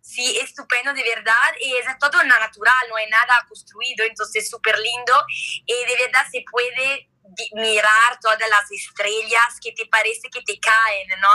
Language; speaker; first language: Spanish; non-native, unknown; Italian